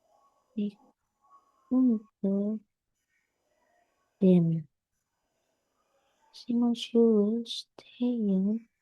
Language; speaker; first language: German; non-native, learner; Indonesian